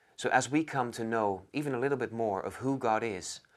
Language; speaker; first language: English; non-native, fluent; Dutch